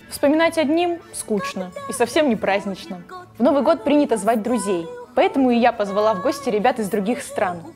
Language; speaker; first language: Russian; native; Russian